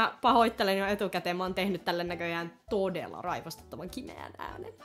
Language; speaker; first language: Finnish; native; Finnish